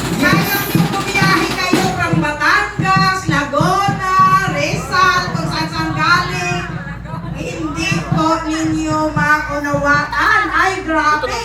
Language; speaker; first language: Filipino; non-native, local second language; Cebuano